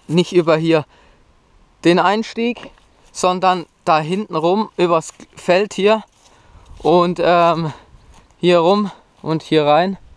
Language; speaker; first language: German; native; German